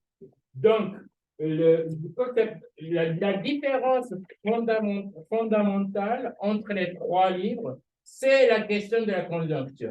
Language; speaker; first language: French; non-native, fluent; Japanese